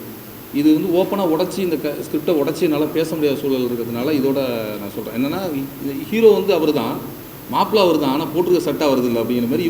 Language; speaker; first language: Tamil; native; Tamil